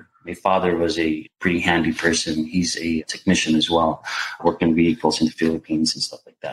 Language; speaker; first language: English; non-native, local second language; Filipino